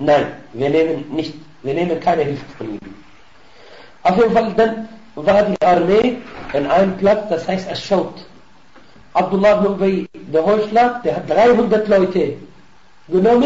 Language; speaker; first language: German; non-native, fluent; Arabic